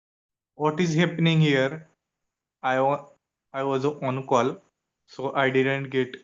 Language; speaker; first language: English; non-native, learner; Hindi